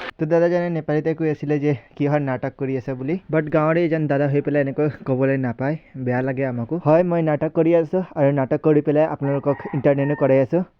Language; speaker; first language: Assamese; non-native, local second language; Nepali